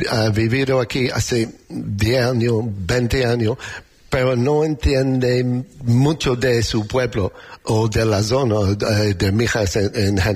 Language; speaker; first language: Spanish; non-native, learner; English